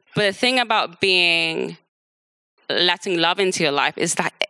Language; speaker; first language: English; native; English